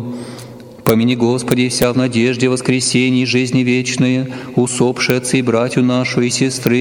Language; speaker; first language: Russian; native; Russian